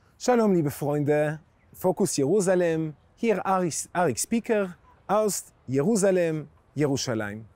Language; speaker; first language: German; non-native, fluent; Hebrew